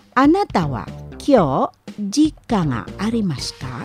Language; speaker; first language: Japanese; non-native, fluent; Indonesian